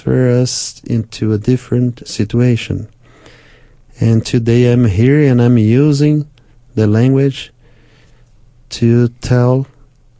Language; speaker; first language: English; non-native, fluent; Portuguese